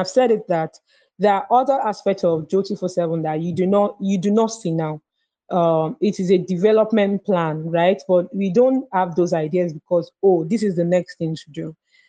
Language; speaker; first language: English; non-native, local second language; Yoruba